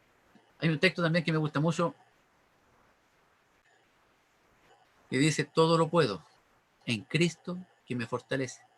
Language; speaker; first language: Spanish; native; Spanish